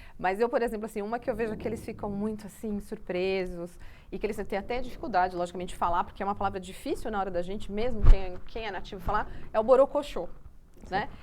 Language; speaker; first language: Portuguese; native; Portuguese